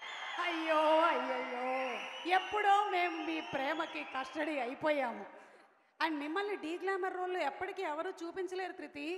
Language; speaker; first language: Telugu; native; Telugu